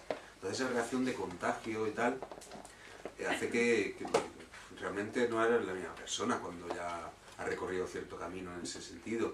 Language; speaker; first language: Spanish; native; Spanish